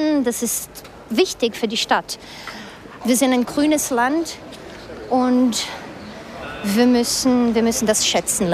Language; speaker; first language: German; early bilingual, other home language; Portuguese